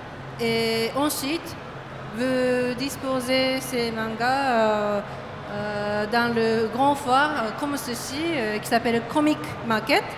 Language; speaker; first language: French; non-native, fluent; Japanese